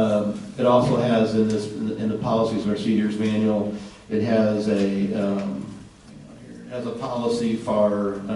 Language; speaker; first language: English; native; English